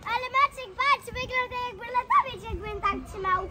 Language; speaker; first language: Polish; early bilingual, heritage; Polish